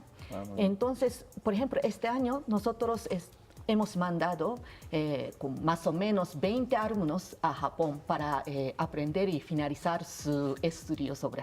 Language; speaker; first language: Spanish; non-native, learner; Japanese